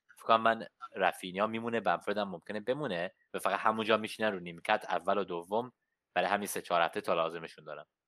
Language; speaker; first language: Persian; early bilingual, heritage; Persian